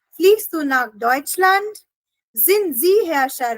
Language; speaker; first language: German; non-native, fluent; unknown